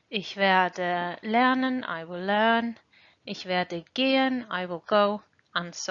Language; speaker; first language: German; non-native, fluent; English